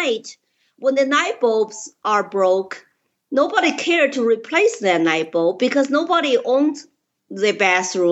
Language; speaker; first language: English; non-native, fluent; Chinese